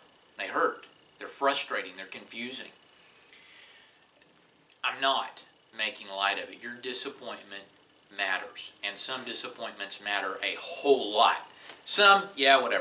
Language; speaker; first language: English; native; English